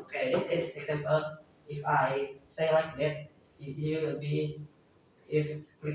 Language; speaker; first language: English; non-native, learner; Indonesian